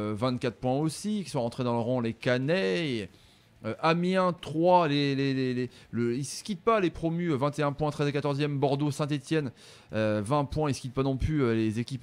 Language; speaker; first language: French; native; French